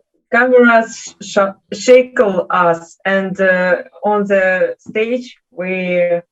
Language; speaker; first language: English; non-native, learner; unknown